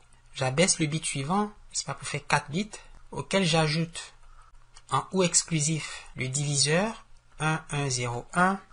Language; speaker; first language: French; native; French